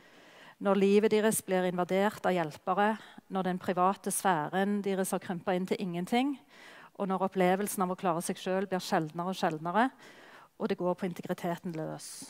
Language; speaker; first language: Norwegian; native; Norwegian